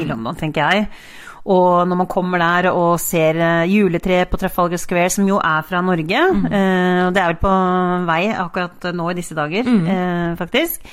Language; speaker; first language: Norwegian; native; Norwegian